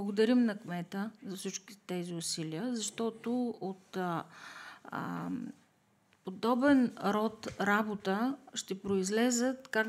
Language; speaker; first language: Bulgarian; native; Bulgarian